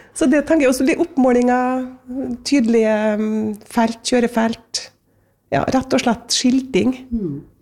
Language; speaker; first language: Norwegian; native; Norwegian